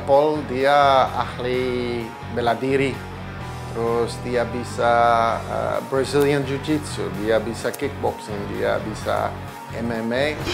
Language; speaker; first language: Indonesian; non-native, learner; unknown